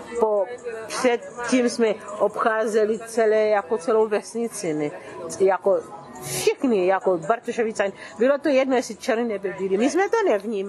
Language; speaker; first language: Czech; early bilingual, other home language; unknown